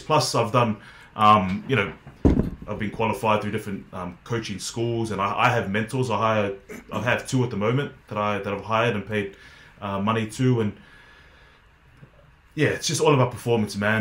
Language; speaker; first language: English; native; English